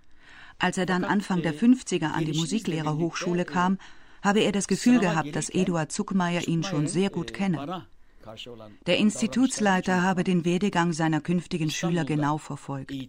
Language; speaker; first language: German; native; German